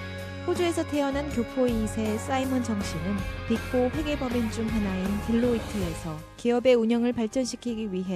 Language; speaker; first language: Korean; native; Korean